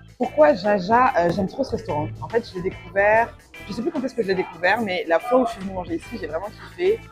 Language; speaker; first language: French; native; French